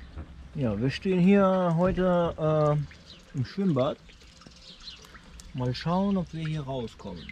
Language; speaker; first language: German; native; German